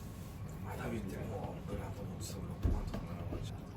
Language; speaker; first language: Japanese; native; Japanese